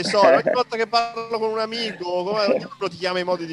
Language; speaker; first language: Italian; native; Italian